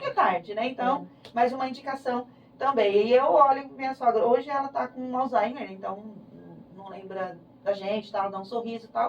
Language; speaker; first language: Portuguese; native; Portuguese